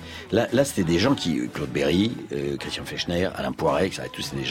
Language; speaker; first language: French; native; French